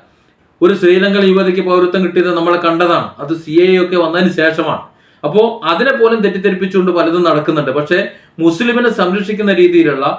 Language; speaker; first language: Malayalam; native; Malayalam